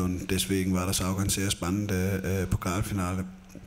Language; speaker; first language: German; non-native, fluent; Danish